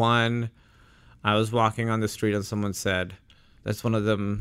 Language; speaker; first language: English; non-native, local second language; Urdu